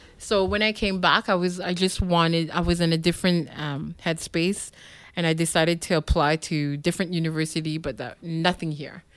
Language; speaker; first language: English; non-native, local second language; French